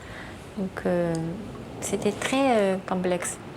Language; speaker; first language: French; non-native, fluent; Japanese